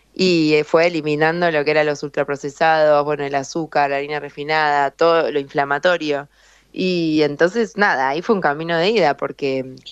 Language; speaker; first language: Spanish; native; Spanish